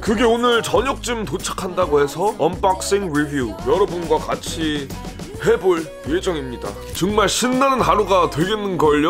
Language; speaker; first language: Korean; early bilingual, heritage; Korean